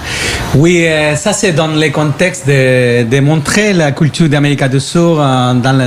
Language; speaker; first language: French; non-native, fluent; Spanish